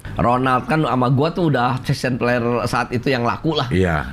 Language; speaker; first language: Indonesian; native; Indonesian